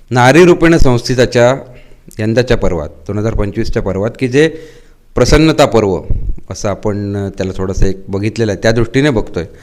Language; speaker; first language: Marathi; native; Marathi